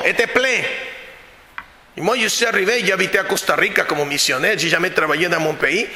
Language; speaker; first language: French; non-native, fluent; Spanish